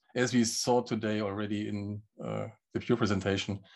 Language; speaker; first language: English; non-native, fluent; German